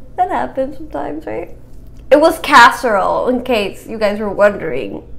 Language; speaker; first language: English; native; English